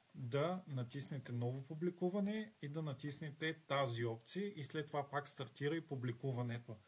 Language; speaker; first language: Bulgarian; native; Bulgarian